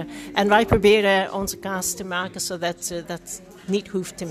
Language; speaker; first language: Dutch; non-native, fluent; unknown